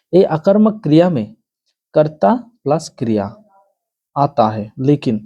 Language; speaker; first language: Hindi; non-native, local second language; Bangla